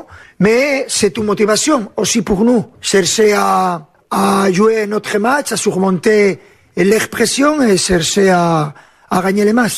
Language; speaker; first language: French; non-native, learner; Spanish